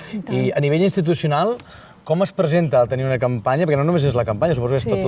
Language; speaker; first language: Catalan; native; Catalan